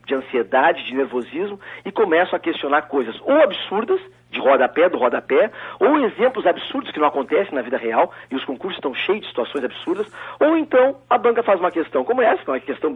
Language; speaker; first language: Portuguese; native; Portuguese